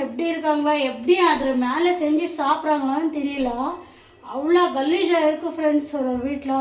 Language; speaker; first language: Tamil; non-native, local second language; Kannada